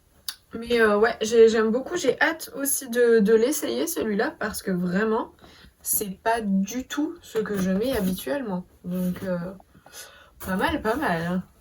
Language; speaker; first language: French; native; French